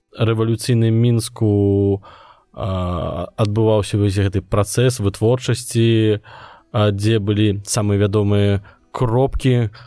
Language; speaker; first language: Belarusian; non-native, local second language; Russian